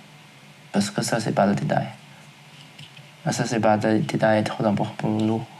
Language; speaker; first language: French; non-native, learner; Chinese